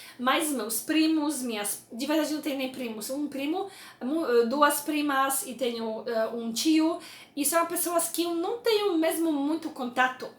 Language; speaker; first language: Portuguese; non-native, fluent; Polish